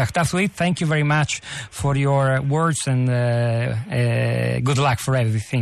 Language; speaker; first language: English; non-native, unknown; Italian